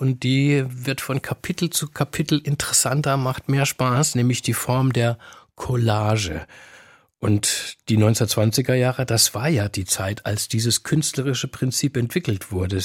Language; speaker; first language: German; native; German